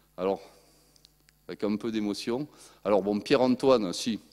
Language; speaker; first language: French; native; French